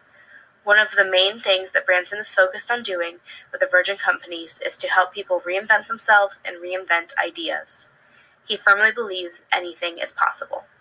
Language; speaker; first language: English; native; English